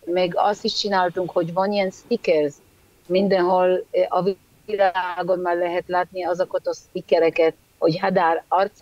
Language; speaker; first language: Hungarian; early bilingual, heritage; Hebrew